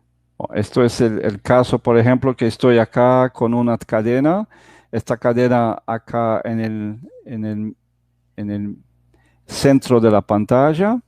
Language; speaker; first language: Spanish; non-native, fluent; Portuguese